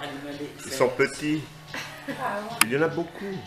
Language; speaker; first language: French; non-native, fluent; Italian